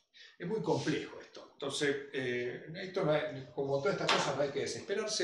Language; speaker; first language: Spanish; native; Spanish